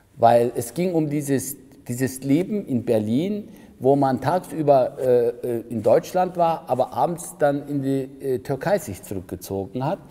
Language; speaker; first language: German; early bilingual, other home language; Turkish